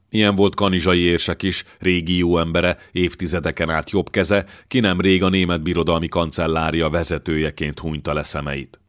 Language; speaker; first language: Hungarian; native; Hungarian